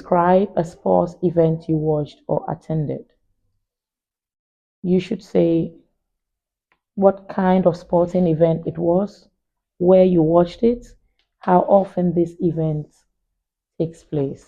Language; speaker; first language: English; non-native, fluent; Vietnamese